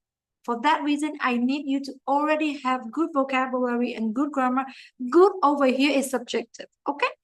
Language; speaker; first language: English; non-native, fluent; Vietnamese